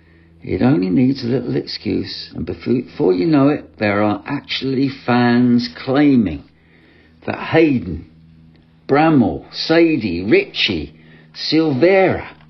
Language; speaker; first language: English; native; English